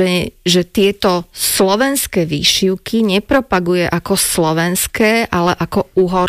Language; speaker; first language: Slovak; native; Slovak